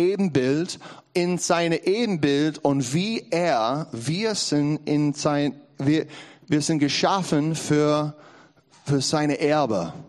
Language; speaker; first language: German; non-native, learner; English